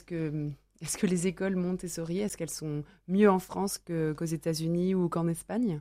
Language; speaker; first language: French; native; French